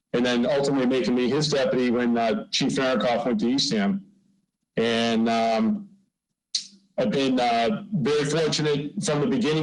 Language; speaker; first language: English; native; English